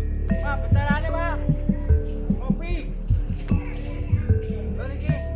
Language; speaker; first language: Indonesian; non-native, local second language; Javanese